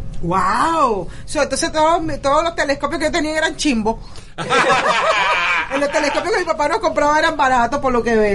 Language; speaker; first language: Spanish; native; Spanish